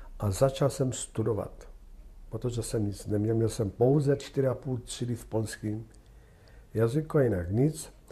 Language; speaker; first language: Czech; non-native, fluent; Polish